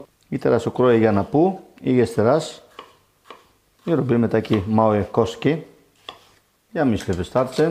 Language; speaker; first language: Polish; non-native, learner; Greek